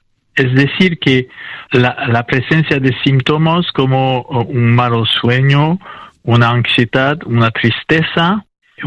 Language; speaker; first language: Spanish; non-native, fluent; French